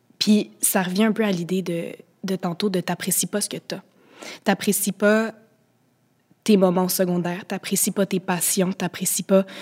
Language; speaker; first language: French; native; French